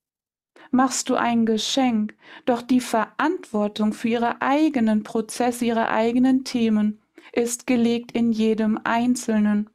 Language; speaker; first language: German; native; German